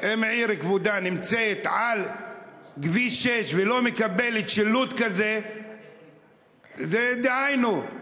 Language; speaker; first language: Hebrew; non-native, local second language; Arabic